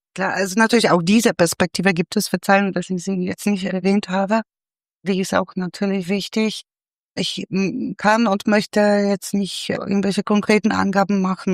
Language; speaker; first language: German; non-native, fluent; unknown